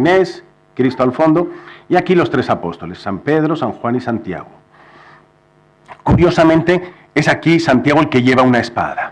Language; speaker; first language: Spanish; native; Spanish